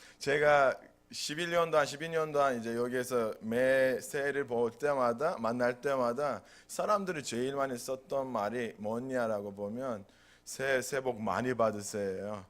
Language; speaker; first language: Korean; non-native, fluent; Turkish